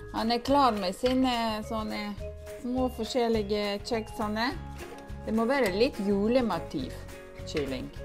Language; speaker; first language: Norwegian; non-native, learner; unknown